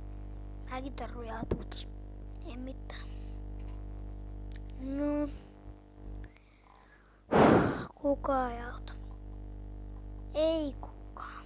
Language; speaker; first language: Finnish; native; Finnish